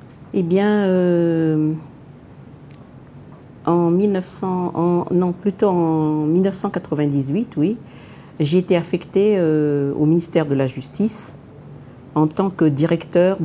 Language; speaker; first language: French; non-native, local second language; Malagasy